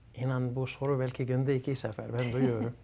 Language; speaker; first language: Turkish; early bilingual, other home language; Arabic